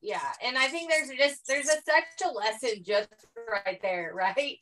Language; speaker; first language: English; native; English